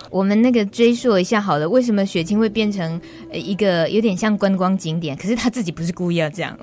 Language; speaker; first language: Chinese; native; Chinese